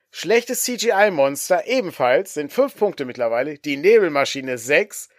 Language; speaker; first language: German; native; German